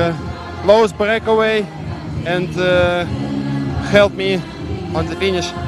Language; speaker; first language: English; non-native, learner; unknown